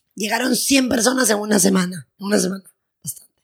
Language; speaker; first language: Spanish; native; Spanish